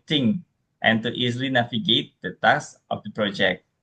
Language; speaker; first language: English; non-native, fluent; Indonesian